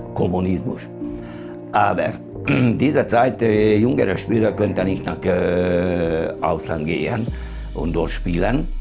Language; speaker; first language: German; non-native, learner; Hungarian